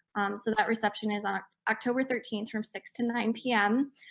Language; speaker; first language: English; native; English